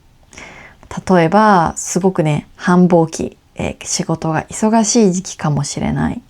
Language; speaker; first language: Japanese; native; Japanese